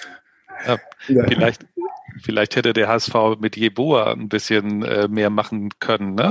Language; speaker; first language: German; native; German